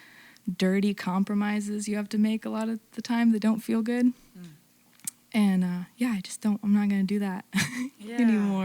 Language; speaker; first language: English; native; English